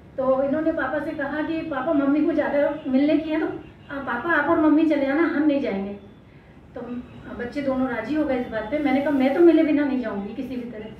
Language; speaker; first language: Hindi; native; Hindi